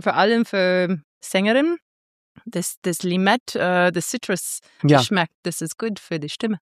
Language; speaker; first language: German; non-native, fluent; English